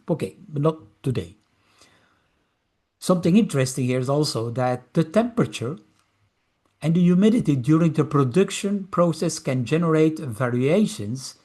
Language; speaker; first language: English; non-native, fluent; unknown